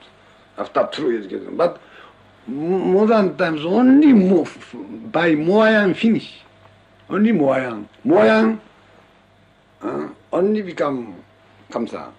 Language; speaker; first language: English; non-native, learner; Japanese